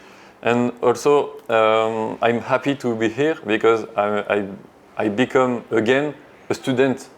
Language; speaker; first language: English; non-native, learner; French